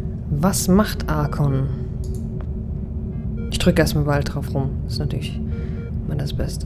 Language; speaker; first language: German; native; German